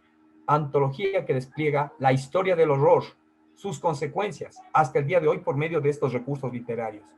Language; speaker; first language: Spanish; native; Spanish